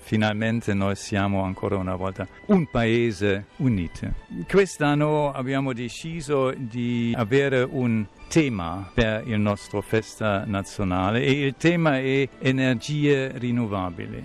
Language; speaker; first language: Italian; non-native, fluent; German